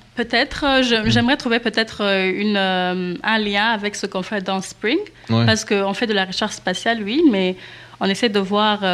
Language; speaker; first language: French; non-native, local second language; Kinyarwanda